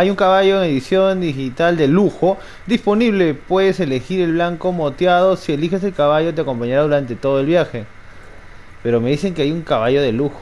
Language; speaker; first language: Spanish; native; Spanish